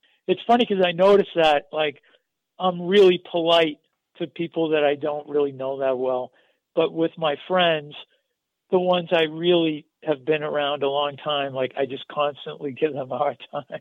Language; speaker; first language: English; native; English